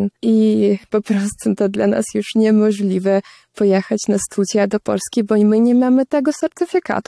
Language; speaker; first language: Polish; non-native, fluent; Russian